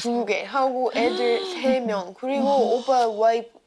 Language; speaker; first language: Korean; non-native, learner; English